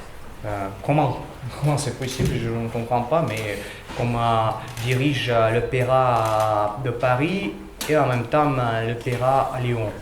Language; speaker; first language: French; non-native, learner; Russian